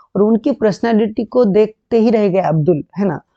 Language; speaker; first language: Hindi; non-native, local second language; Marathi